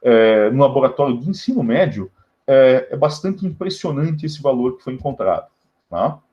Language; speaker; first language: Portuguese; native; Portuguese